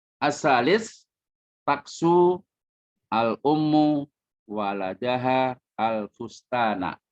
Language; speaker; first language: Arabic; non-native, fluent; Indonesian